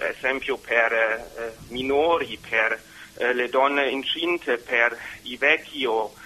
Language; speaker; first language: Italian; non-native, learner; German